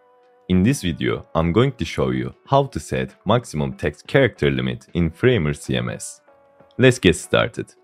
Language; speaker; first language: English; non-native, fluent; Turkish